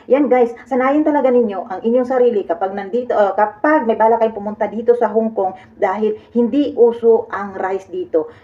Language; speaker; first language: Filipino; native; Filipino